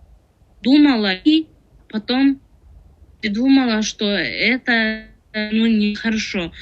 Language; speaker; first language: Russian; non-native, learner; Tajik